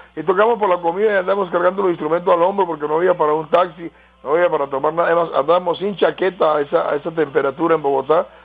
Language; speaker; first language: Spanish; native; Spanish